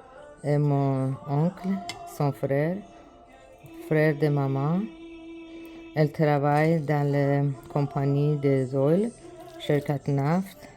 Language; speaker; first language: French; non-native, learner; Persian